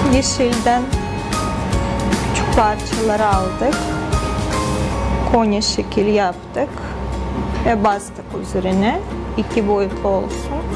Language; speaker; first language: Turkish; non-native, fluent; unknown